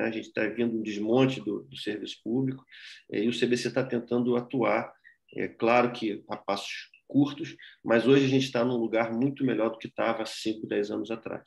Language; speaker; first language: Portuguese; native; Portuguese